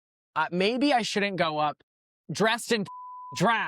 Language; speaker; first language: English; native; English